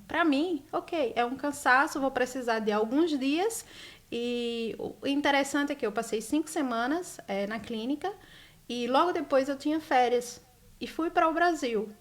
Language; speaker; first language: Portuguese; native; Portuguese